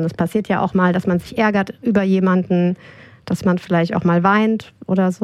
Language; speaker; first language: German; native; German